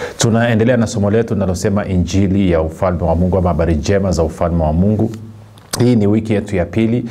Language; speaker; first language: Swahili; native; Swahili